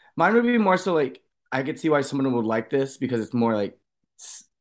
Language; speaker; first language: English; native; English